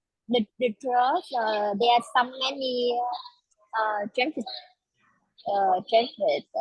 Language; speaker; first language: English; non-native, learner; Vietnamese